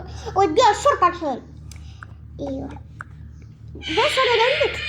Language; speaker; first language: Arabic; native; Arabic